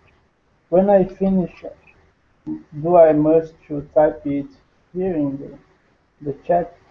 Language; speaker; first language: English; non-native, learner; Portuguese